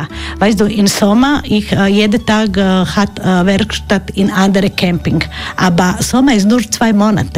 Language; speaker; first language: German; non-native, learner; Croatian